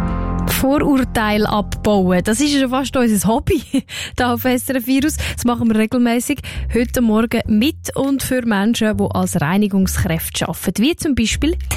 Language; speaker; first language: German; native; German